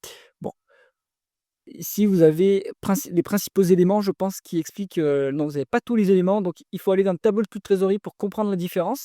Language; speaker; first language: French; native; French